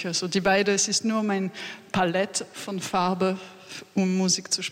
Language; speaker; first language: German; non-native, learner; French